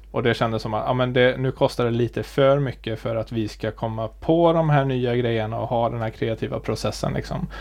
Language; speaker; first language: Swedish; native; Swedish